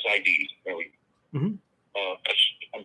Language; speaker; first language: English; native; English